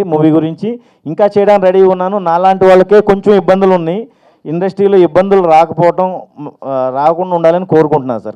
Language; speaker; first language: Telugu; native; Telugu